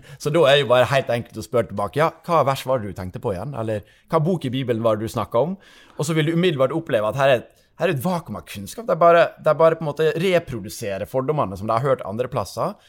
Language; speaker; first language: Norwegian; native; Norwegian